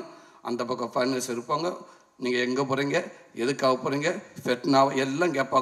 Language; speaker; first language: Tamil; native; Tamil